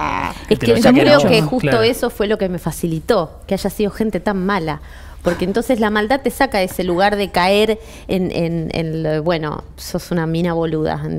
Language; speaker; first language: Spanish; native; Spanish